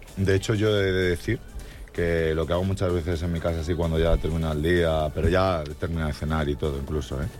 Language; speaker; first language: Spanish; native; Spanish